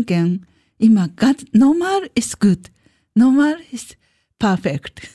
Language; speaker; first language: German; non-native, learner; Japanese